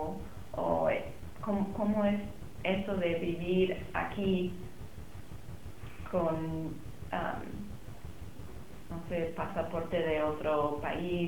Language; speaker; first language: Spanish; non-native, fluent; English